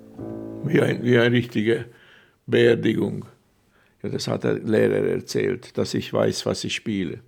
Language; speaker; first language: German; non-native, fluent; Hungarian